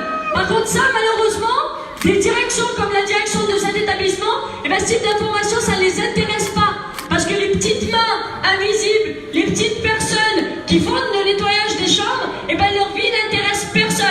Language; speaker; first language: French; native; French